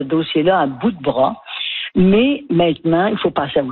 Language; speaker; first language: French; native; French